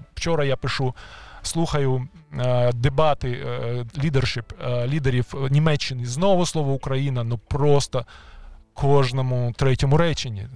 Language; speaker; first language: Ukrainian; native; Ukrainian